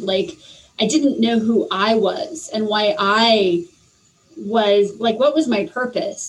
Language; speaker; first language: English; native; English